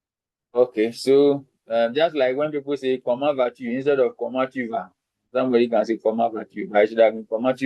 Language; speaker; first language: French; non-native, fluent; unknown